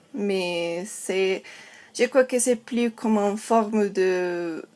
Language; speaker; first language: French; non-native, learner; Spanish